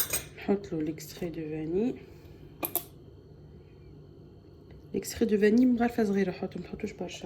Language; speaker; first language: Arabic; native; Arabic